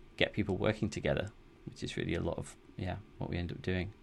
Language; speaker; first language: English; native; English